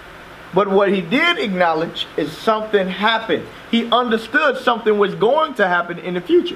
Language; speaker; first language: English; native; English